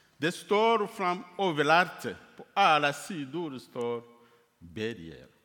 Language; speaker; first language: Swedish; non-native, fluent; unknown